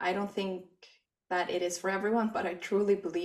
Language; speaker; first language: English; non-native, fluent; Swedish